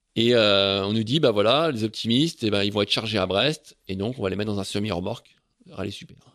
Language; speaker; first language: French; native; French